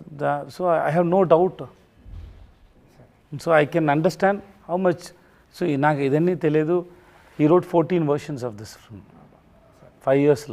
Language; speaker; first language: Telugu; non-native, local second language; Tamil